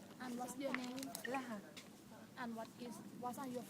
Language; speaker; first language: English; non-native, learner; Thai